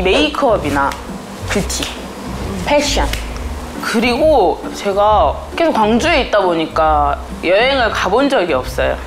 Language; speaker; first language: Korean; early bilingual, other home language; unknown